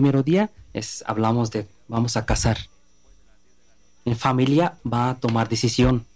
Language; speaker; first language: Spanish; non-native, learner; Bangla